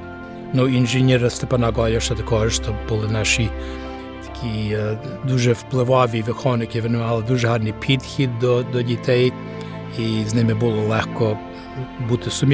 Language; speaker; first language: Ukrainian; early bilingual, heritage; Ukrainian